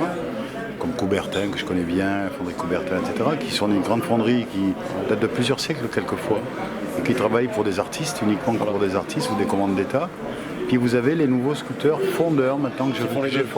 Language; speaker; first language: French; native; French